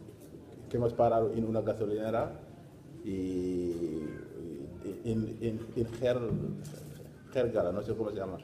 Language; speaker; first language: Spanish; non-native, fluent; Wolof